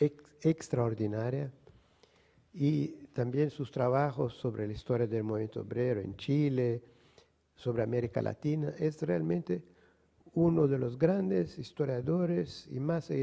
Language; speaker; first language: Spanish; non-native, fluent; Portuguese